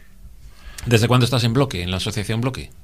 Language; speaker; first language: Spanish; native; Spanish